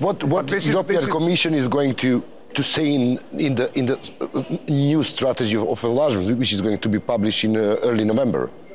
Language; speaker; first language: English; non-native, fluent; Macedonian